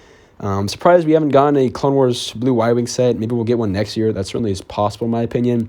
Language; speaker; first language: English; native; English